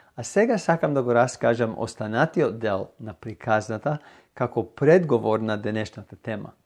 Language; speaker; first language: Macedonian; non-native, fluent; English